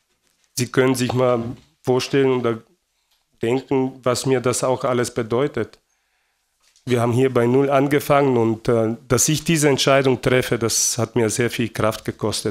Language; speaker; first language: German; non-native, fluent; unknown